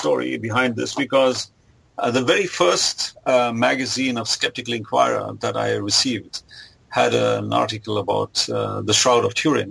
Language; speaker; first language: English; non-native, local second language; German